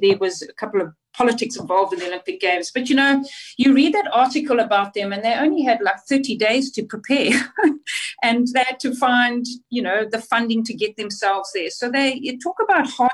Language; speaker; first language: English; native; English